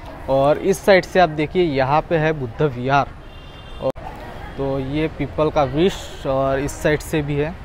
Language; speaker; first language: Hindi; non-native, local second language; Marathi